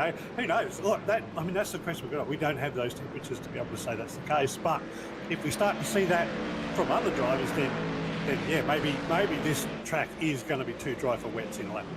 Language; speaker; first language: English; native; English